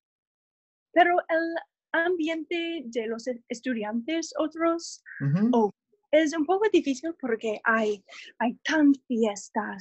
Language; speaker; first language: Spanish; non-native, learner; English